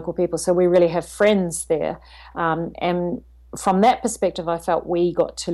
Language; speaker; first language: English; native; English